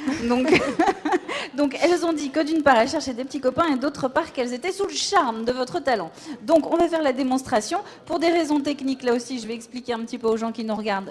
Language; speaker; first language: French; native; French